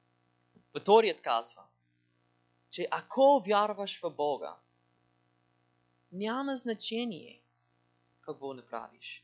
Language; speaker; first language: Bulgarian; non-native, learner; English